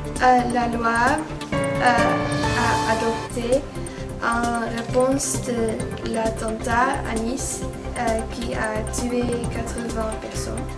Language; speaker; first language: French; non-native, learner; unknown